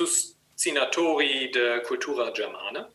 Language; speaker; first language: Romanian; non-native, learner; German